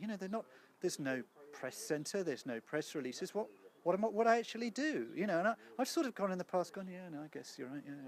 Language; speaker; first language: English; native; English